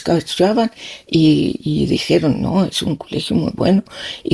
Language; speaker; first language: Spanish; non-native, learner; Danish